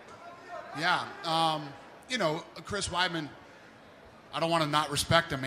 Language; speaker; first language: English; native; English